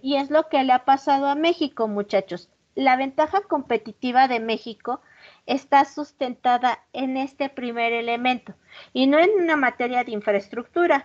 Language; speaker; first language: Spanish; native; Spanish